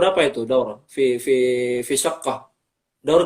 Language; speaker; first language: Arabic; non-native, fluent; Indonesian